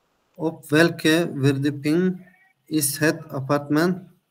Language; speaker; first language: Dutch; non-native, learner; Turkish